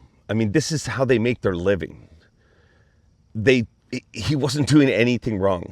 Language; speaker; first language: English; native; English